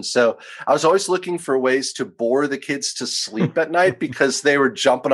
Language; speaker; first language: English; native; English